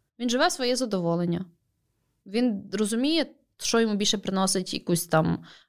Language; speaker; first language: Ukrainian; native; Ukrainian